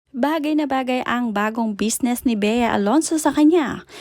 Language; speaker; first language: Filipino; native; Filipino